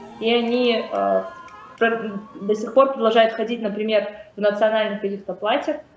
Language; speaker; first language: Russian; native; Russian